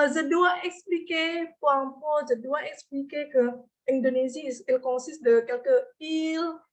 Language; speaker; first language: French; non-native, fluent; Indonesian